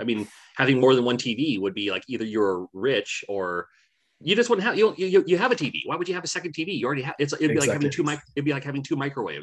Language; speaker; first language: English; native; English